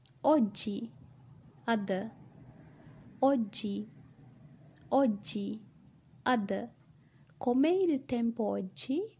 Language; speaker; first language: Italian; non-native, fluent; Sinhala